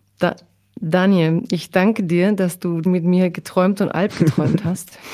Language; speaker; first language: German; early bilingual, other home language; Croatian